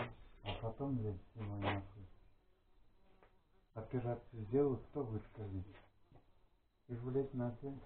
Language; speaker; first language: Russian; native; Russian